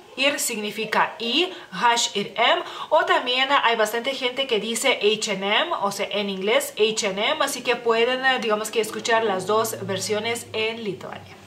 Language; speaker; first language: Spanish; non-native, fluent; Lithuanian